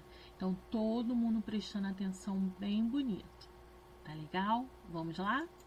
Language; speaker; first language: Portuguese; native; Portuguese